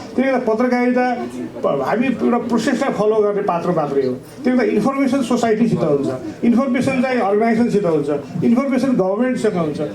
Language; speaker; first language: Nepali; native; Nepali